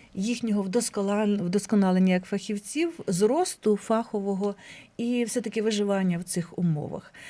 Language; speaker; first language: Ukrainian; native; Ukrainian